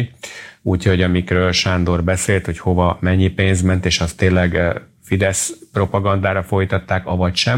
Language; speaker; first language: Hungarian; native; Hungarian